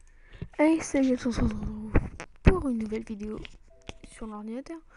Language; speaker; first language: French; native; French